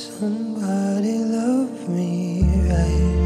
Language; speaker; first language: English; non-native, learner; French